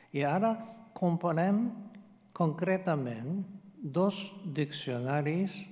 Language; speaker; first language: Catalan; non-native, fluent; Japanese